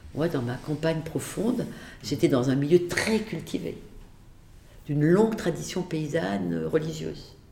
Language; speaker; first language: French; native; French